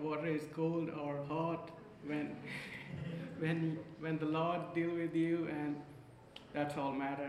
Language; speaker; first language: English; non-native, local second language; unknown